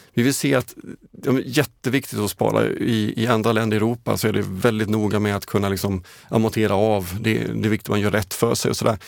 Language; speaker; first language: Swedish; native; Swedish